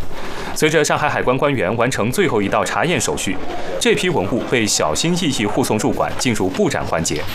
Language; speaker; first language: Chinese; native; Chinese